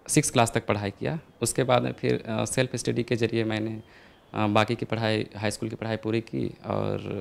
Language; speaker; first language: Hindi; native; Hindi